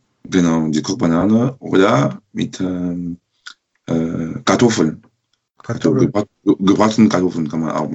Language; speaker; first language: German; non-native, local second language; French